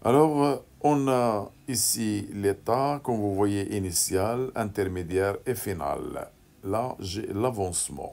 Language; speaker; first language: French; non-native, local second language; Arabic